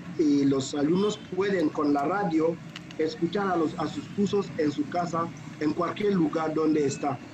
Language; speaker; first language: Spanish; non-native, fluent; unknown